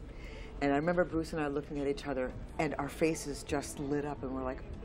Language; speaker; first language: English; native; English